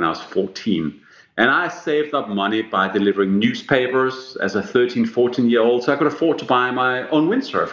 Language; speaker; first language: English; non-native, fluent; Danish